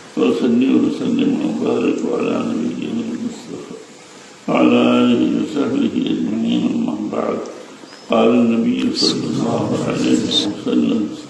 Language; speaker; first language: Urdu; native; Urdu